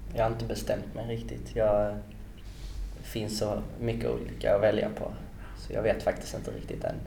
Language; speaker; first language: Swedish; native; Swedish